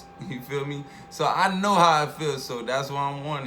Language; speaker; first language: English; native; English